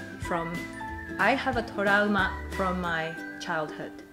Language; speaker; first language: English; non-native, fluent; Japanese